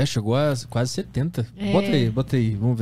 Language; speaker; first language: Portuguese; native; Portuguese